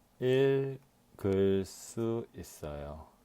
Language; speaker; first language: Korean; non-native, learner; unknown